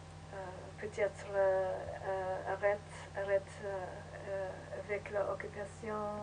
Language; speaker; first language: French; non-native, learner; English